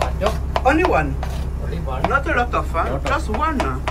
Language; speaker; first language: English; non-native, learner; French